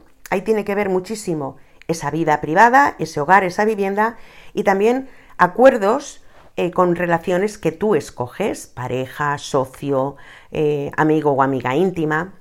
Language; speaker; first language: Spanish; native; Spanish